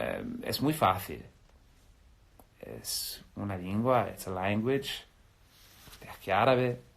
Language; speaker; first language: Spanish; non-native, learner; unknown